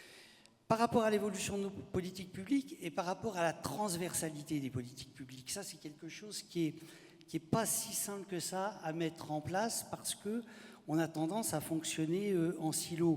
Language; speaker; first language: French; native; French